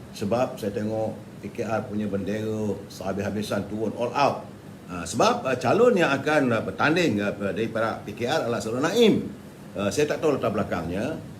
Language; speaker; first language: Malay; native; Malay